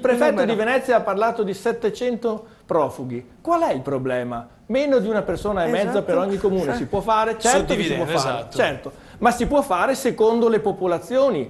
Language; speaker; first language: Italian; native; Italian